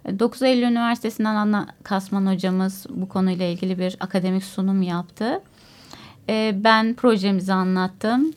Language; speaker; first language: Turkish; native; Turkish